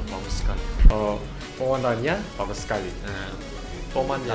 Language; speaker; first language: Indonesian; non-native, learner; Korean